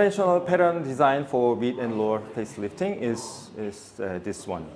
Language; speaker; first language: English; non-native, fluent; Korean